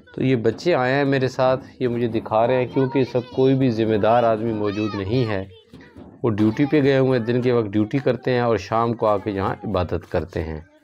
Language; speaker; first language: Urdu; non-native, local second language; Punjabi